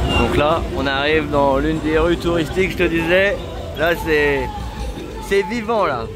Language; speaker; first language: French; native; French